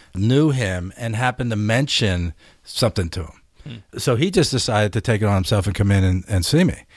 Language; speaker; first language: English; native; English